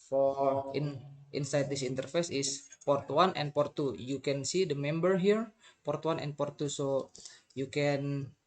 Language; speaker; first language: English; non-native, learner; Indonesian